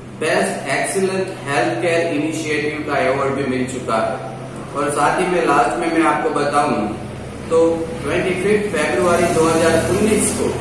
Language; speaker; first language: Hindi; non-native, local second language; Gujarati